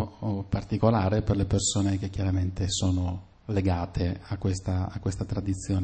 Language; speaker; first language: Italian; native; Italian